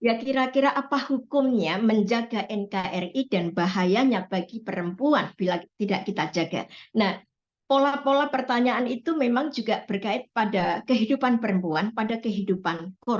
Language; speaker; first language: Indonesian; native; Indonesian